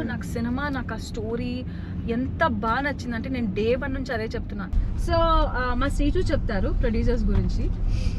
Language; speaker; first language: Telugu; native; Telugu